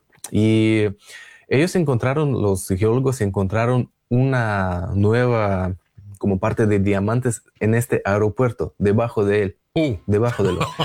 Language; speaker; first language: Spanish; non-native, fluent; Russian